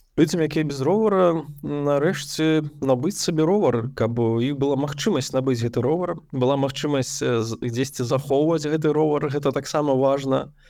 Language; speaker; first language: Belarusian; non-native, local second language; Russian